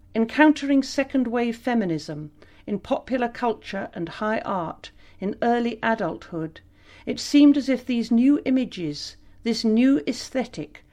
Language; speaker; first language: English; native; English